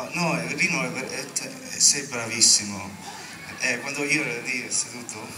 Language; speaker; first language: Italian; non-native, learner; English